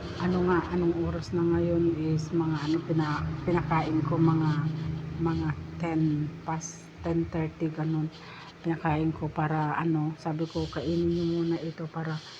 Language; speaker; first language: Filipino; non-native, local second language; Iloko